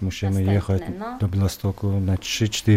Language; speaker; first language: Polish; non-native, learner; Chechen